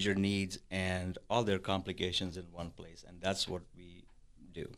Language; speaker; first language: English; non-native, local second language; Urdu